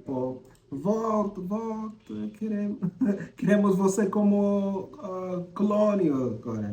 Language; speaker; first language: Portuguese; non-native, learner; English